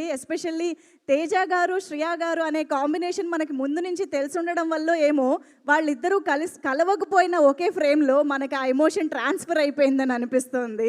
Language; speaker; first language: Telugu; native; Telugu